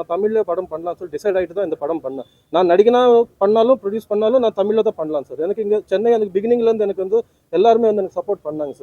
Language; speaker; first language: Tamil; non-native, fluent; Telugu